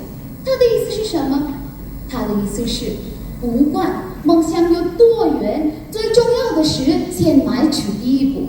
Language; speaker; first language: Chinese; non-native, learner; Hindi